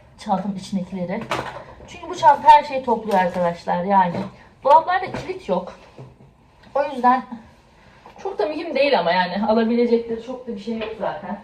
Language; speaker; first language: Turkish; native; Turkish